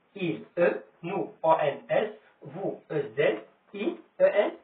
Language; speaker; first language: French; non-native, local second language; Arabic